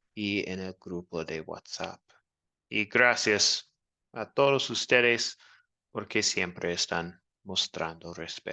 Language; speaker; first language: Spanish; non-native, fluent; English